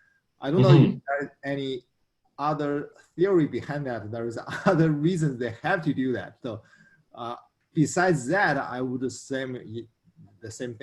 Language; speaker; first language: English; non-native, fluent; Chinese